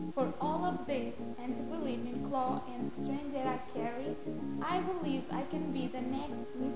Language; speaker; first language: English; non-native, fluent; Portuguese